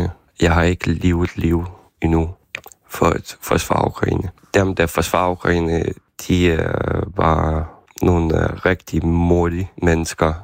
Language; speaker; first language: Danish; non-native, fluent; Ukrainian